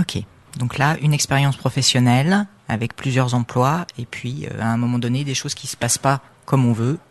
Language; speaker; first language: French; native; French